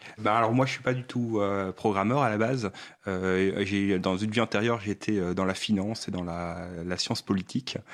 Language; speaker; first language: French; native; French